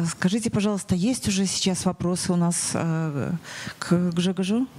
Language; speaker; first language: Russian; native; Russian